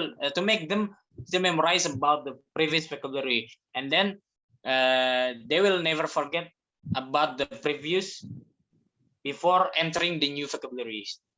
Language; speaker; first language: English; non-native, fluent; Indonesian